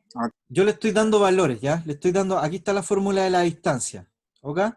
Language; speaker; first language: Spanish; native; Spanish